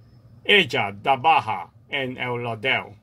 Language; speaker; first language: Spanish; non-native, learner; Cantonese